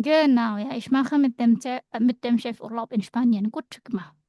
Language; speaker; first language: German; non-native, fluent; Indonesian